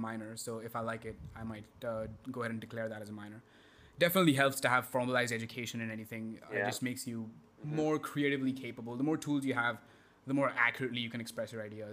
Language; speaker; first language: English; non-native, local second language; Hindi